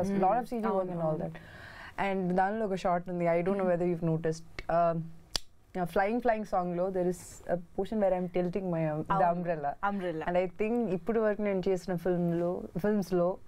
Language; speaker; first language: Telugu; non-native, fluent; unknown